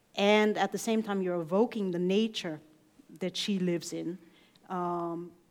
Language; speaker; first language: English; native; English